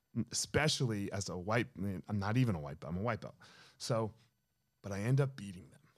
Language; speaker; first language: English; native; English